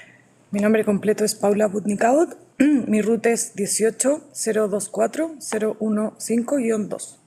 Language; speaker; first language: Spanish; native; Spanish